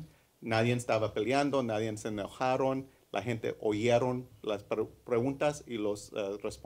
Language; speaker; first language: Spanish; early bilingual, heritage; English